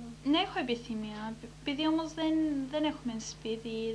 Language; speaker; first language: Greek; early bilingual, heritage; Greek